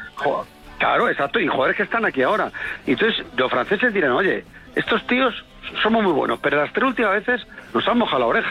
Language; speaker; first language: Spanish; native; Spanish